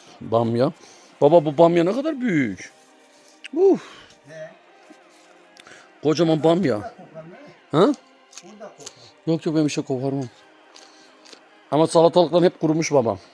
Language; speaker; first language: Turkish; native; Turkish